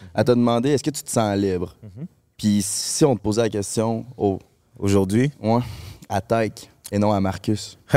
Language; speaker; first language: French; native; French